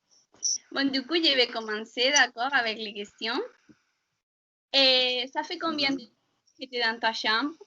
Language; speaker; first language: French; non-native, learner; Spanish